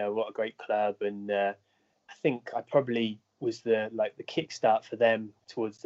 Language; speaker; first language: English; native; English